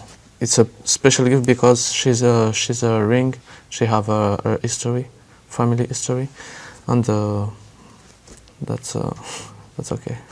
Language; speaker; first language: English; non-native, learner; French